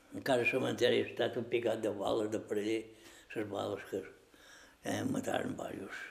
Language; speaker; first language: Catalan; native; Catalan